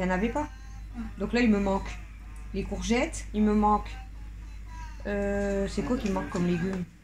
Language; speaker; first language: French; native; French